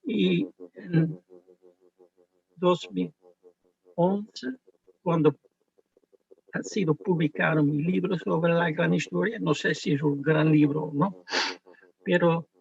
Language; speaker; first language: Spanish; non-native, fluent; Dutch